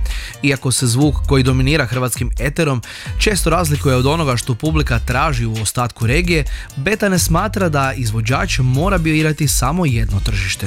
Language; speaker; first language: Croatian; native; Croatian